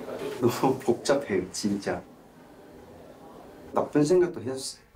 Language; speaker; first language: Korean; non-native, learner; Cantonese